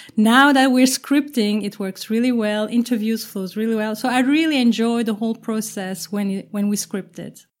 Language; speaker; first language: English; non-native, fluent; Turkish